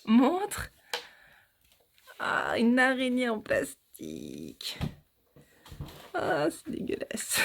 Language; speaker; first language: French; native; French